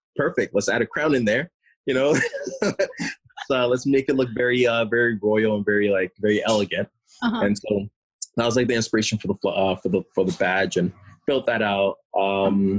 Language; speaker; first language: English; early bilingual, other home language; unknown